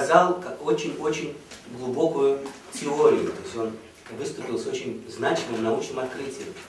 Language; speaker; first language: Russian; native; Russian